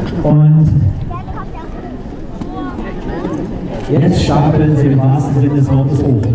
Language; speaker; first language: German; native; German